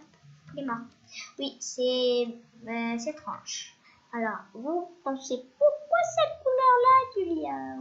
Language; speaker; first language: French; non-native, fluent; Spanish